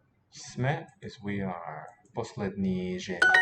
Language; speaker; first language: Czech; non-native, learner; English